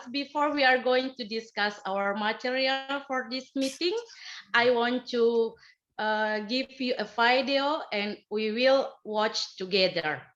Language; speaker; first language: English; non-native, learner; Indonesian